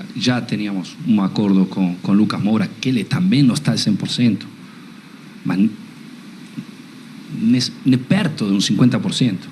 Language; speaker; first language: Portuguese; non-native, learner; Spanish